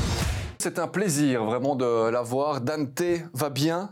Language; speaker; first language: French; native; French